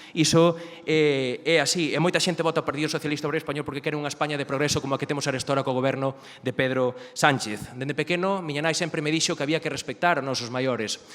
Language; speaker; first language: Galician; native; Galician